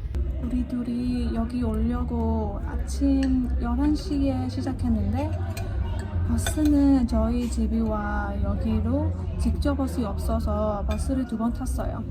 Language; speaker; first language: Korean; non-native, fluent; Burmese